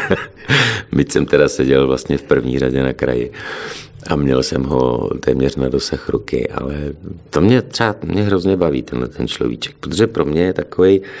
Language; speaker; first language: Czech; native; Czech